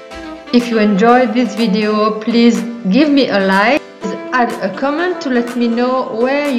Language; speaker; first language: English; non-native, fluent; French